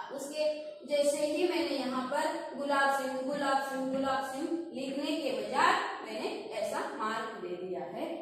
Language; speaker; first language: Hindi; non-native, local second language; Kannada